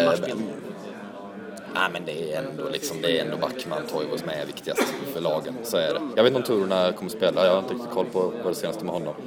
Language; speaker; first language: Swedish; native; Swedish